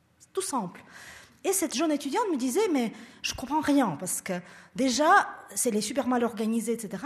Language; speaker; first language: French; non-native, fluent; Russian